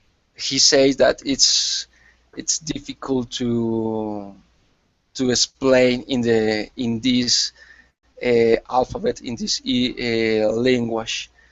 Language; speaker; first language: English; non-native, learner; Spanish